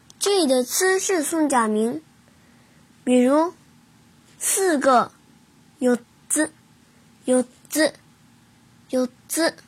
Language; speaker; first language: Chinese; early bilingual, heritage; Chinese